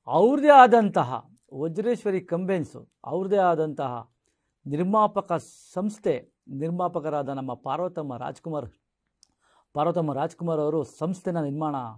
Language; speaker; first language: Kannada; non-native, local second language; Marathi